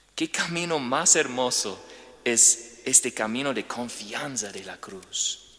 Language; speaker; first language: Spanish; non-native, fluent; English